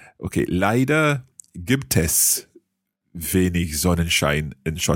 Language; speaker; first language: German; non-native, learner; English